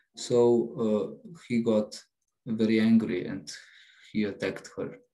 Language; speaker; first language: English; non-native, fluent; Slovenian